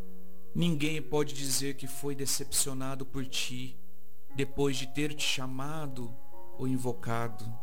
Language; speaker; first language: Portuguese; native; Portuguese